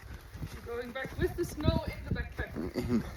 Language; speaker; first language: English; non-native, fluent; Dutch